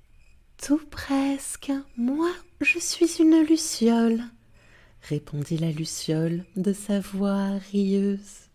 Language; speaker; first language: French; native; French